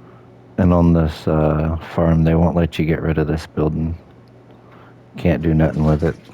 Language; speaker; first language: English; native; English